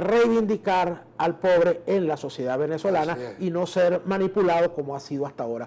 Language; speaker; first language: Spanish; native; Spanish